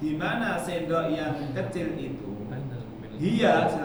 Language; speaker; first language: Indonesian; native; Indonesian